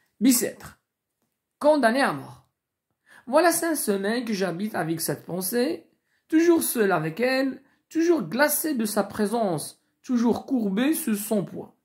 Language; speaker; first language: French; non-native, local second language; Arabic